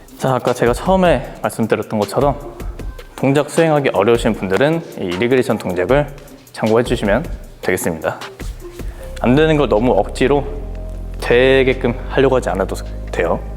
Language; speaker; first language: Korean; native; Korean